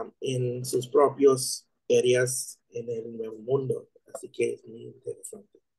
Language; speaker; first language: Spanish; non-native, learner; English